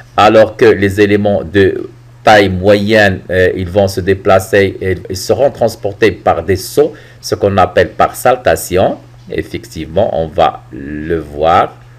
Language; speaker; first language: French; non-native, local second language; Arabic